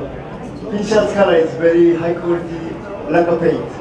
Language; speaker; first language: English; non-native, learner; Japanese